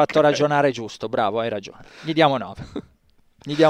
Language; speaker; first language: Italian; native; Italian